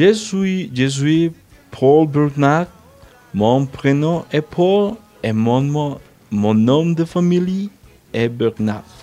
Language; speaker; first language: French; non-native, learner; Spanish